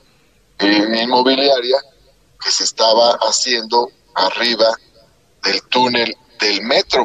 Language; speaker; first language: Spanish; native; Spanish